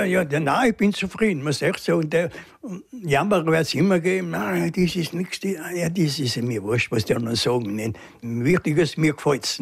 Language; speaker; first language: German; native; German